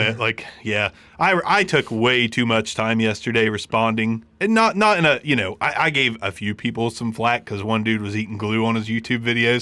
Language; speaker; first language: English; native; English